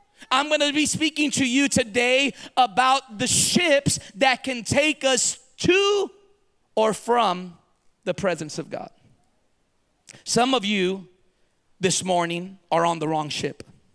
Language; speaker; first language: English; early bilingual, other home language; Spanish